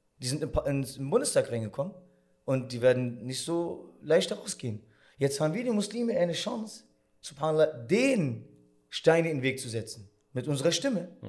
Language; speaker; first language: German; early bilingual, other home language; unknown